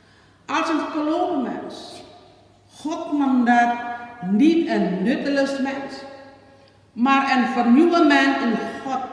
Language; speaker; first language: Dutch; non-native, learner; Indonesian